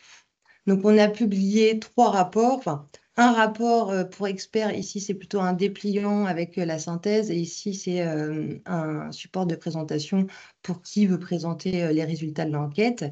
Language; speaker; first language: French; native; French